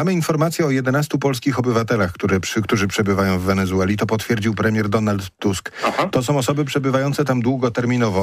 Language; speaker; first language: Polish; native; Polish